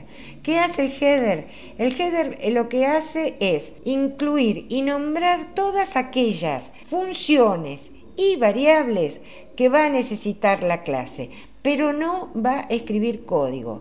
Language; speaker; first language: Spanish; native; Spanish